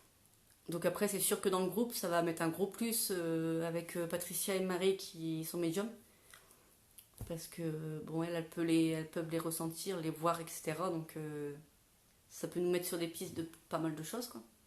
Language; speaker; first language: French; native; French